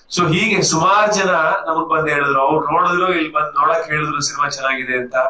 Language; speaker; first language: Kannada; native; Kannada